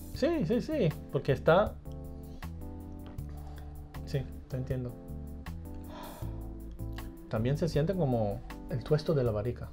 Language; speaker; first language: Spanish; early bilingual, heritage; Spanish